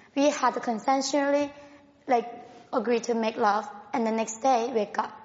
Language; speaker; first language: English; non-native, fluent; Korean